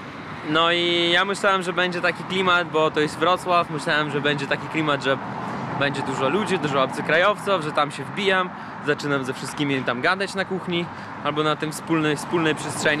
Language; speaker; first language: Polish; non-native, fluent; Russian